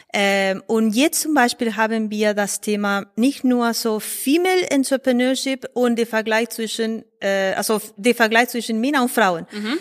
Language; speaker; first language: German; non-native, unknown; Spanish